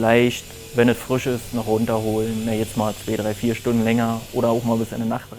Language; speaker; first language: German; native; German